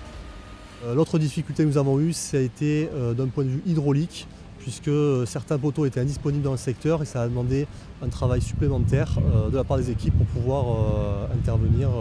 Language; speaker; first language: French; native; French